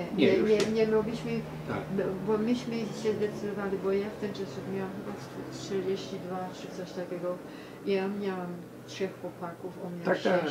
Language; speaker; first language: Polish; early bilingual, heritage; Polish